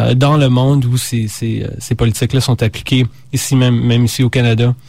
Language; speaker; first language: French; native; French